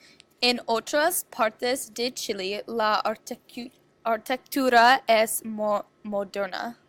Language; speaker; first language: Spanish; non-native, learner; English